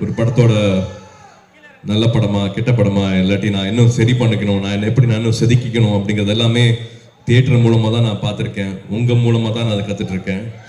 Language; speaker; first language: Tamil; native; Tamil